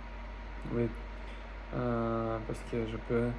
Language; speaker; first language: French; non-native, learner; Russian